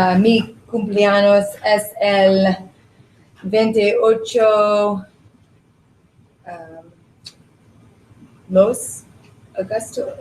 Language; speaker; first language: Spanish; non-native, learner; English